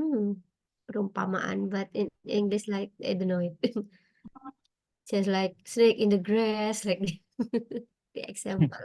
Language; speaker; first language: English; non-native, learner; Indonesian